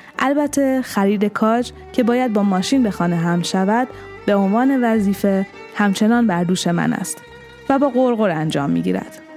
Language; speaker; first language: Persian; non-native, local second language; Armenian